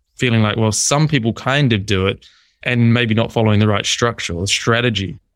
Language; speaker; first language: English; native; English